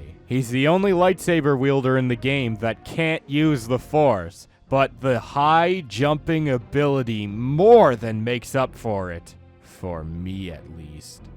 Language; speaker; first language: English; native; English